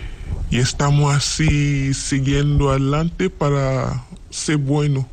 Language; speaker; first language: Spanish; non-native, learner; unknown